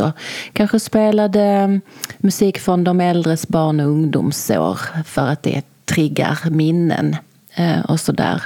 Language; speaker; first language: Swedish; native; Swedish